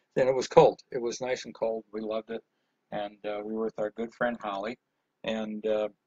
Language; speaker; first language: English; native; English